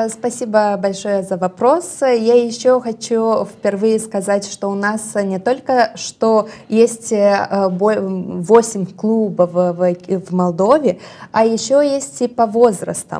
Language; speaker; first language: Russian; non-native, local second language; Romanian